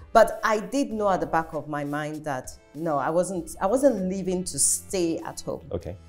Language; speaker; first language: English; non-native, local second language; Yoruba